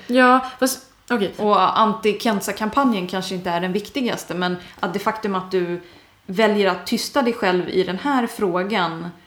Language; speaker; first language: Swedish; early bilingual, other home language; Persian